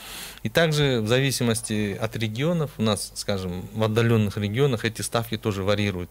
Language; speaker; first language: Russian; non-native, local second language; Kyrgyz